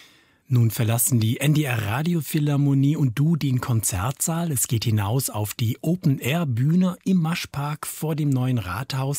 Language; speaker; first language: German; native; German